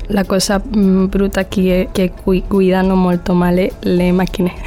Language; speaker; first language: Italian; non-native, learner; Spanish